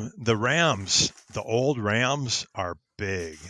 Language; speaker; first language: English; native; English